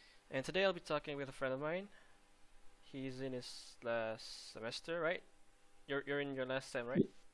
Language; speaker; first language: English; non-native, local second language; Malay